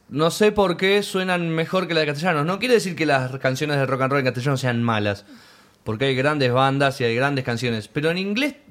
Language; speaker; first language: Spanish; native; Spanish